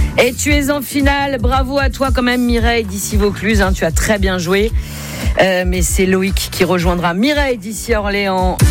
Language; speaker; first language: French; native; French